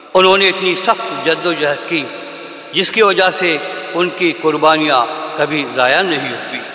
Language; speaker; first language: Hindi; non-native, local second language; Marathi